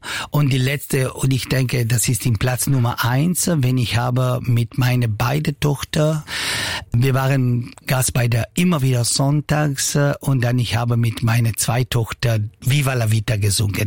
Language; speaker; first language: German; non-native, local second language; Italian